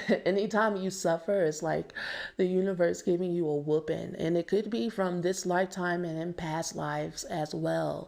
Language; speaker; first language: English; native; English